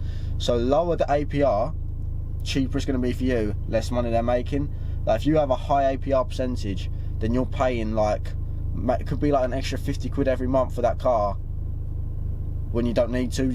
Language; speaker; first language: English; native; English